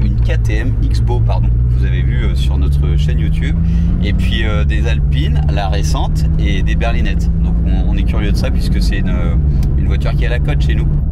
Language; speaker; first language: French; native; French